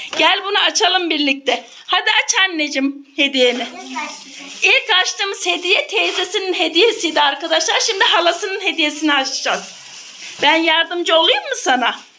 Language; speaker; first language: Turkish; native; Turkish